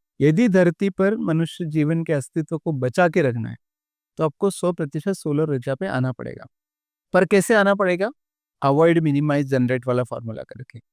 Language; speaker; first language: Hindi; native; Hindi